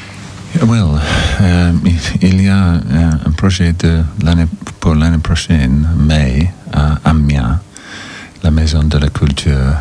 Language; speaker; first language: French; non-native, learner; English